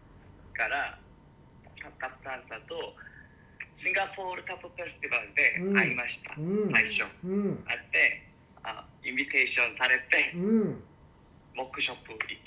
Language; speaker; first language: Japanese; non-native, learner; Korean